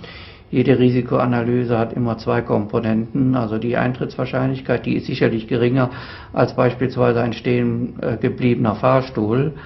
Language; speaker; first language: German; native; German